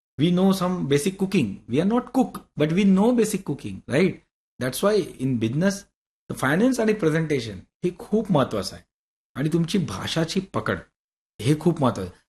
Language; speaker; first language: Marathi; non-native, local second language; Hindi